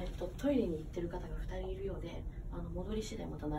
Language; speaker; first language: Japanese; non-native, fluent; Filipino